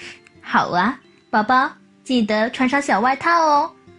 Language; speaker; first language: Chinese; native; Chinese